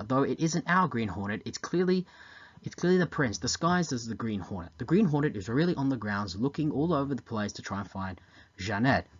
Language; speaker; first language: English; native; English